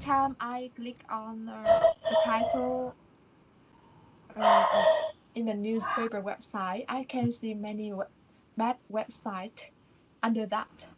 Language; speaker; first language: English; non-native, learner; Vietnamese